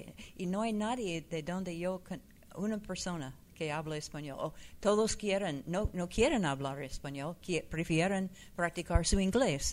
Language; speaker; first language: Spanish; non-native, fluent; English